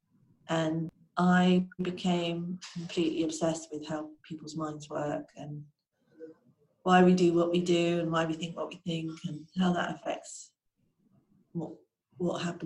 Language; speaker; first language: English; native; English